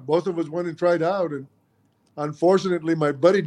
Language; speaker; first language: English; early bilingual, other home language; Spanish